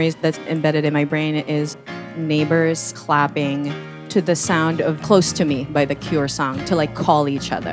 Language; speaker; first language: English; non-native, local second language; Filipino